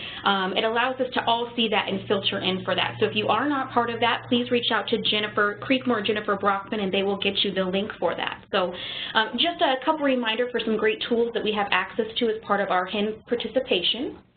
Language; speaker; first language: English; native; English